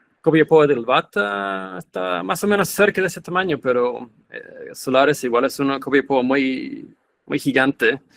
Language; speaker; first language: Spanish; non-native, fluent; English